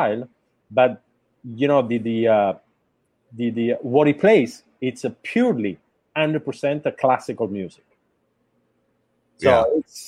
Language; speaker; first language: English; non-native, fluent; Italian